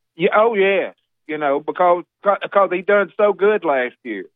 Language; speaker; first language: English; native; English